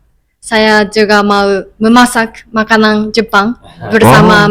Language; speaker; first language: Indonesian; non-native, learner; Japanese